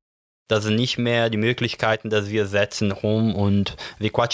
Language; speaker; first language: German; non-native, learner; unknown